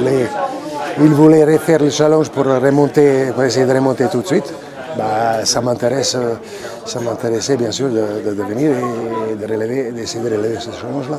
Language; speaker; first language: French; non-native, fluent; Croatian